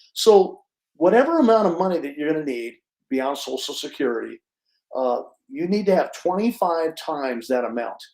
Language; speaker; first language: English; native; English